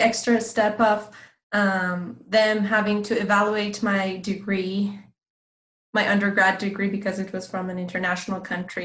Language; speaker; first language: English; non-native, fluent; Persian